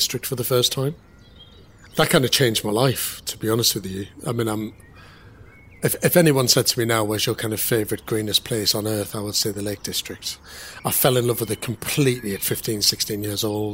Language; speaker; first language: English; native; English